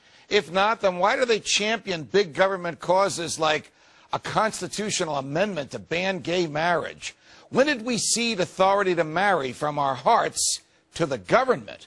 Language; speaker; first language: English; native; English